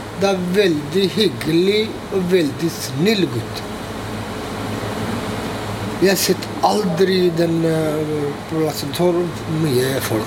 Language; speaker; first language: Norwegian; non-native, learner; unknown